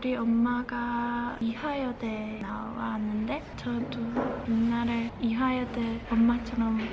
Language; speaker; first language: Korean; early bilingual, heritage; Czech